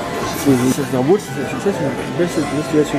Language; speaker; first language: French; native; French